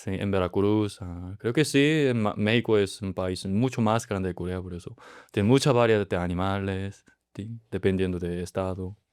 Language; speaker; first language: Spanish; non-native, learner; Korean